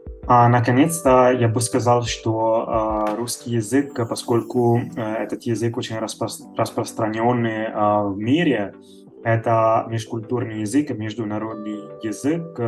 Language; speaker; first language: Russian; non-native, fluent; Italian